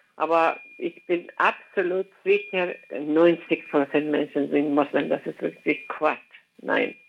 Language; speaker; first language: German; non-native, fluent; Persian